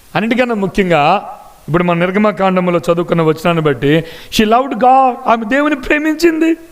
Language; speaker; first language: Telugu; non-native, local second language; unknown